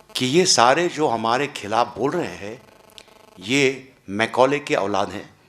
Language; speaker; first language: Hindi; non-native, local second language; Marathi